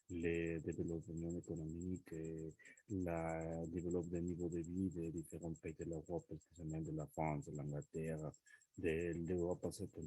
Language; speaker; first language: French; non-native, learner; Spanish